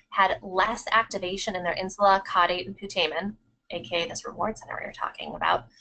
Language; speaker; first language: English; native; English